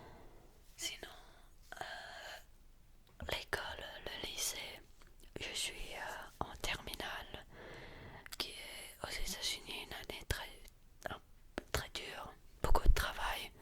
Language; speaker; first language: French; early bilingual, heritage; French